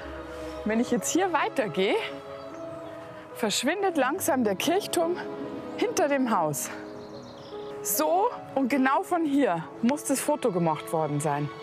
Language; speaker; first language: German; native; German